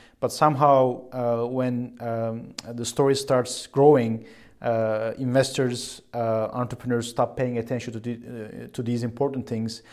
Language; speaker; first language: English; non-native, fluent; Turkish